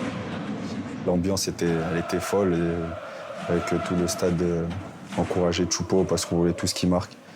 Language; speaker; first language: French; native; French